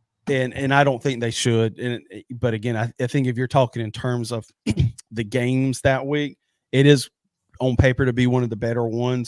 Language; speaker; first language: English; native; English